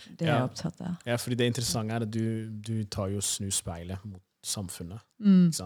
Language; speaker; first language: Norwegian; early bilingual, other home language; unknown